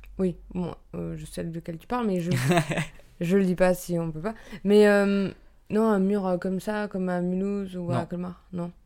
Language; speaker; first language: French; native; French